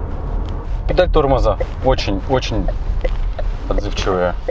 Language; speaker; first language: Russian; native; Russian